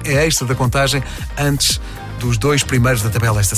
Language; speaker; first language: Portuguese; native; Portuguese